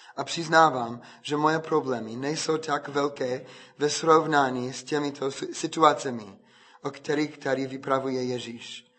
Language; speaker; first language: Czech; non-native, fluent; English